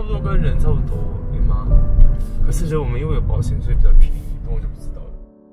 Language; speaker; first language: Chinese; native; Chinese